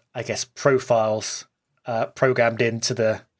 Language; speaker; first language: English; native; English